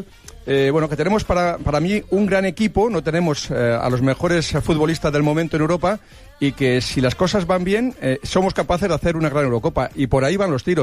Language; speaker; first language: Spanish; native; Spanish